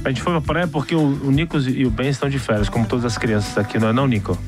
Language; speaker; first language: Portuguese; native; Portuguese